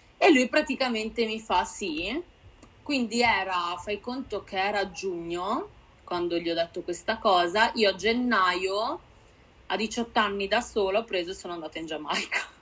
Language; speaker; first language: Italian; native; Italian